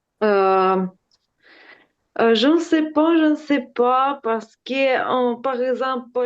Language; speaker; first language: French; non-native, learner; Ukrainian